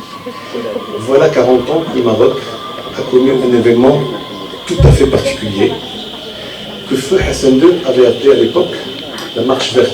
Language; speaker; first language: French; non-native, local second language; Arabic